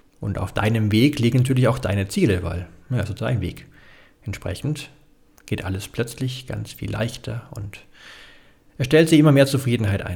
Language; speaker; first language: German; native; German